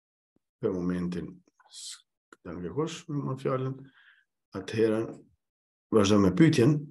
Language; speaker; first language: Albanian; native; Albanian